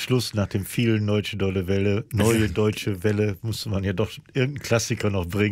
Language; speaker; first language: German; non-native, fluent; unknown